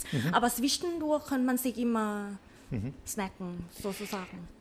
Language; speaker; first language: German; non-native, learner; Thai